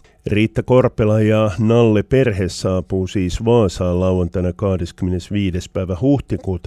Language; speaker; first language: Finnish; native; Finnish